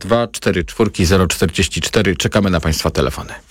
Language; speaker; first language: Polish; native; Polish